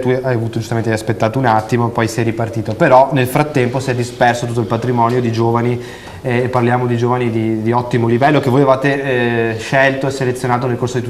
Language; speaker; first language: Italian; native; Italian